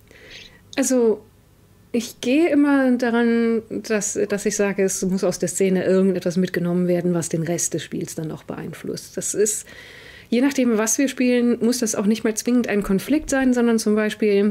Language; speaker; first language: German; native; German